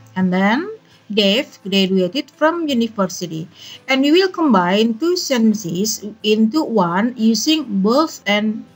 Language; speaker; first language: English; non-native, fluent; Indonesian